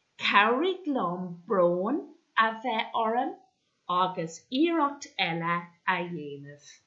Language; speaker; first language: Irish; non-native, local second language; English